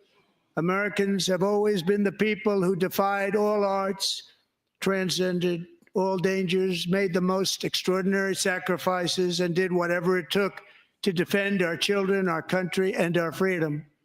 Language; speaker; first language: English; native; English